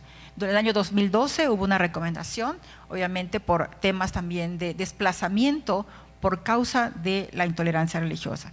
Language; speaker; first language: Spanish; native; Spanish